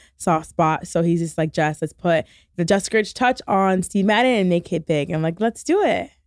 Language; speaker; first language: English; native; English